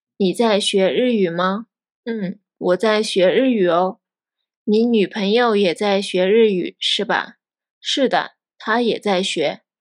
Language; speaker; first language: Chinese; native; Chinese